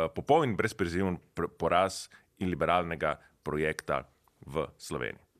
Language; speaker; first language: Slovenian; native; Slovenian